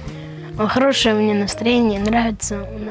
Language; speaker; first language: Russian; non-native, local second language; Ingush